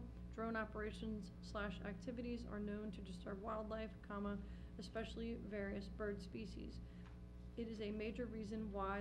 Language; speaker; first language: English; native; English